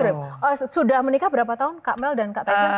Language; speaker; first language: Indonesian; native; Indonesian